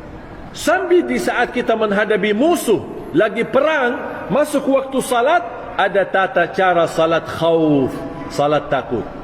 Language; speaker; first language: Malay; non-native, fluent; Arabic